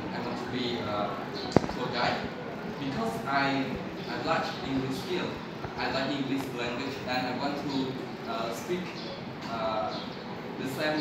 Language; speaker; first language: English; non-native, learner; Khmer